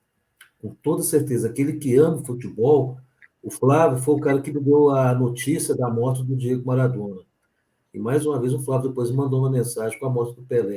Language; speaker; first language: Portuguese; native; Portuguese